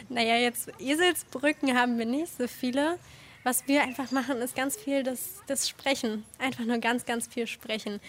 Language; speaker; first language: German; native; German